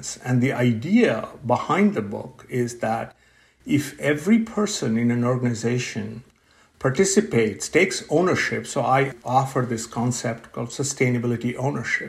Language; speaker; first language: English; non-native, local second language; Bangla